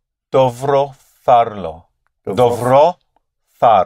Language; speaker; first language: Italian; non-native, learner; English